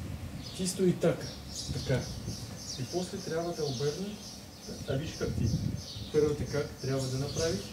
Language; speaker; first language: Bulgarian; non-native, learner; Russian